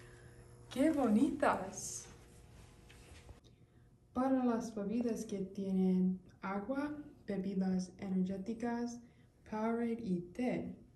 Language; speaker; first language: Spanish; non-native, learner; English